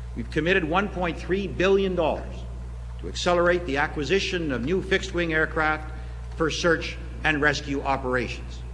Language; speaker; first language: English; native; English